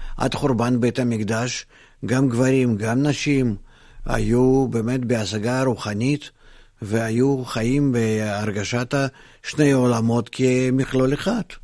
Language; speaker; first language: Hebrew; non-native, fluent; Russian